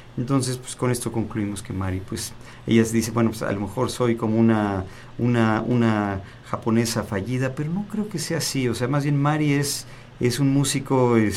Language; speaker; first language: Spanish; native; Spanish